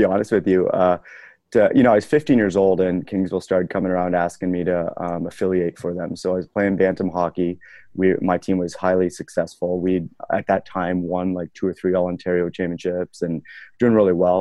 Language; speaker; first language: English; native; English